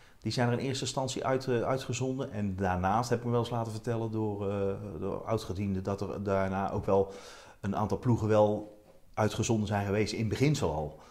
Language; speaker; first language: Dutch; native; Dutch